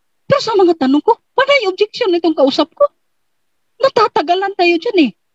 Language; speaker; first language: Filipino; non-native, local second language; Cebuano